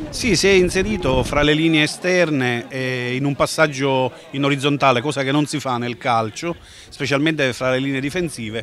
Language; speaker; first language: Italian; native; Italian